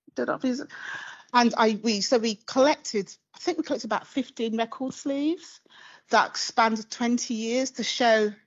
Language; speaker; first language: English; native; English